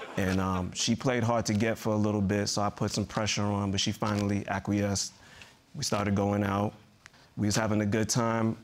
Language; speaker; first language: English; native; English